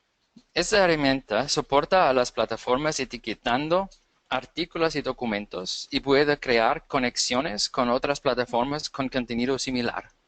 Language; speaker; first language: Spanish; non-native, fluent; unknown